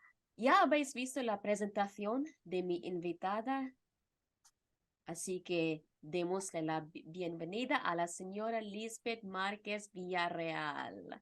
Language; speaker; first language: Spanish; non-native, fluent; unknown